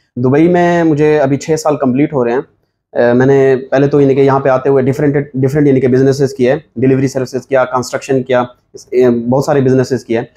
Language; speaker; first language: Urdu; non-native, local second language; Saraiki